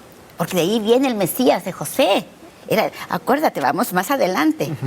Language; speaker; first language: Spanish; native; Spanish